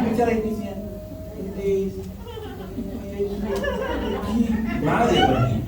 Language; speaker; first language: Indonesian; non-native, learner; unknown